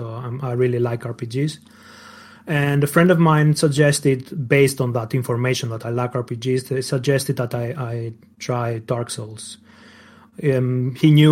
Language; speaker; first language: English; non-native, fluent; Greek